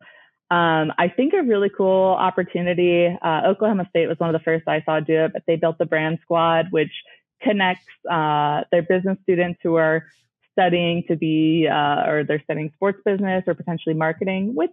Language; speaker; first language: English; native; English